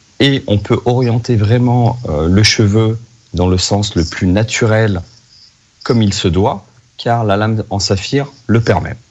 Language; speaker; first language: French; native; French